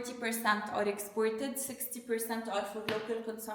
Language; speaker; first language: English; non-native, fluent; Arabic